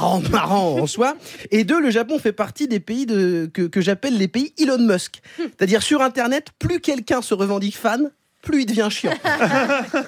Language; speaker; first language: French; native; French